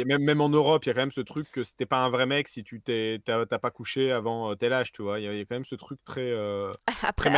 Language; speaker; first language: French; native; French